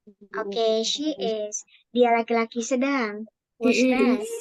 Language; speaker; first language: English; non-native, fluent; Indonesian